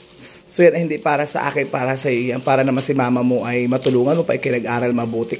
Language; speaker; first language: Filipino; native; Filipino